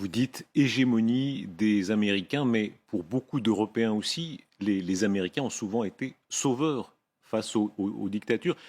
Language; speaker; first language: French; native; French